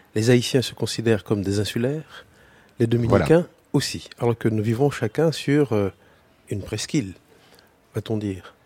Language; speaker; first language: French; native; French